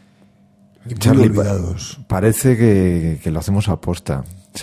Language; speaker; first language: Spanish; native; Spanish